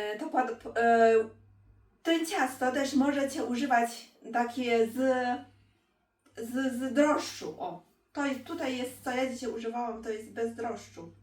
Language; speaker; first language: Polish; non-native, learner; Chinese